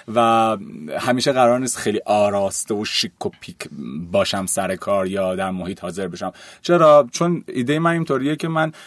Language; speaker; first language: Persian; native; Persian